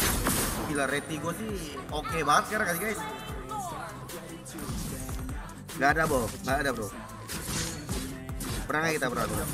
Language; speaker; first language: Indonesian; native; Indonesian